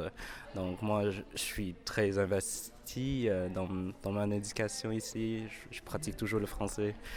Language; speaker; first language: French; non-native, local second language; English